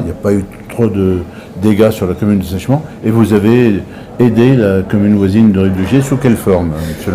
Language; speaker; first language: French; native; French